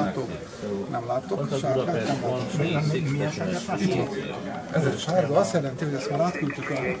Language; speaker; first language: Hungarian; native; Hungarian